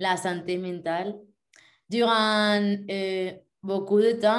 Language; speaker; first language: French; non-native, learner; Spanish